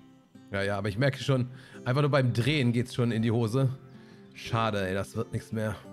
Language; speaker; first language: German; native; German